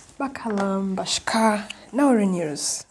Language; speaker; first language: Turkish; non-native, fluent; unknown